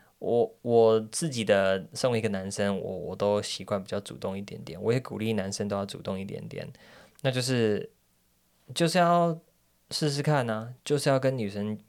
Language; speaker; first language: Chinese; native; Chinese